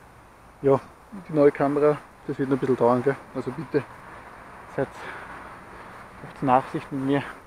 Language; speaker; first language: German; native; German